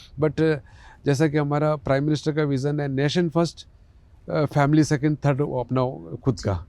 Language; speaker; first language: Hindi; non-native, local second language; Malayalam